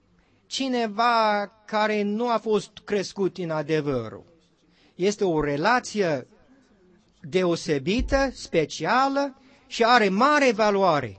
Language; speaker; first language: Romanian; non-native, learner; English